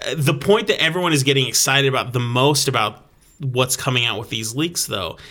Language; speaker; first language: English; native; English